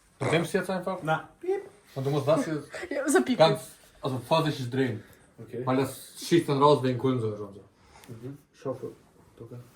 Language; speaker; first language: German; early bilingual, other home language; Russian